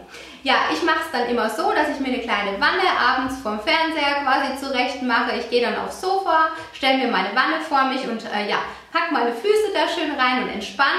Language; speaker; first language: German; native; German